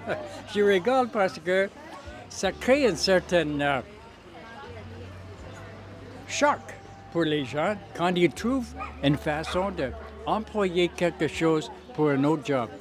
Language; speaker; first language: French; non-native, local second language; English